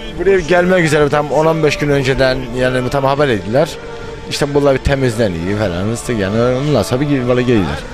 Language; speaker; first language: Turkish; native; Turkish